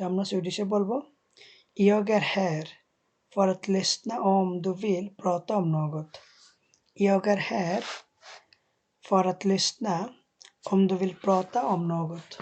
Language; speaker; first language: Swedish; non-native, fluent; Bangla